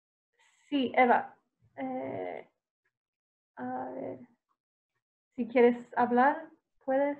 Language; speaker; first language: Spanish; non-native, fluent; English